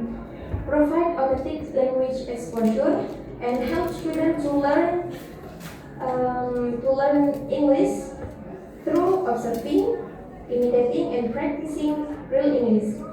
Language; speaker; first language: English; non-native, fluent; Indonesian